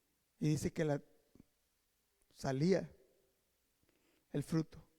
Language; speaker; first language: Spanish; native; Spanish